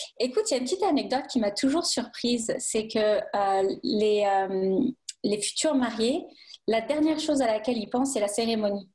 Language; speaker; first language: French; native; French